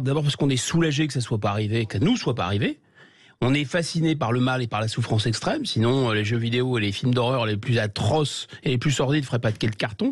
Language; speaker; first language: French; native; French